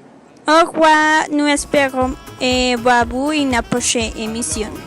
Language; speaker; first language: French; non-native, learner; Spanish